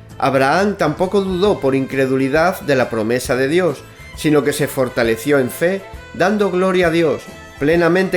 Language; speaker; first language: Spanish; native; Spanish